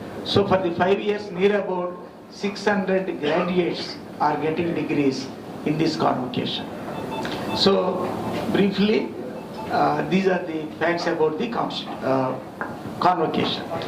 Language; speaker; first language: English; non-native, local second language; Telugu